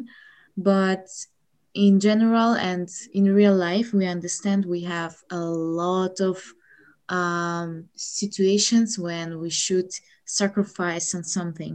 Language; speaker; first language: English; non-native, fluent; Ukrainian